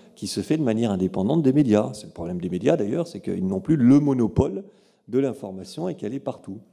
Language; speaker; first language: French; native; French